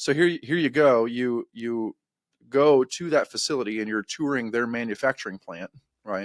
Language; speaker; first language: English; native; English